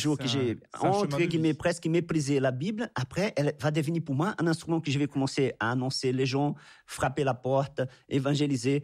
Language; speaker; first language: French; non-native, fluent; Portuguese